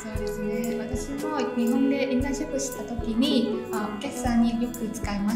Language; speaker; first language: Japanese; non-native, fluent; Vietnamese